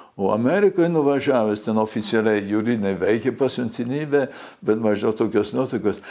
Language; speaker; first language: Lithuanian; early bilingual, heritage; Lithuanian